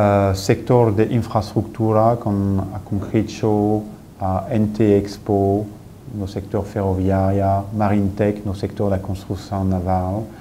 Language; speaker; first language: Portuguese; non-native, fluent; French